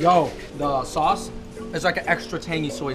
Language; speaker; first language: English; native; English